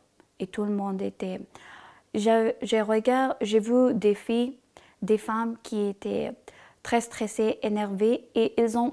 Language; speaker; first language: French; non-native, learner; Persian